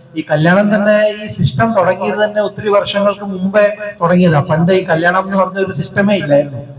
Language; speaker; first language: Malayalam; early bilingual, heritage; Malayalam